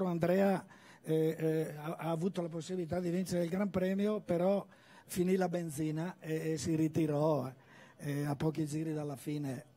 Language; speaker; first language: Italian; native; Italian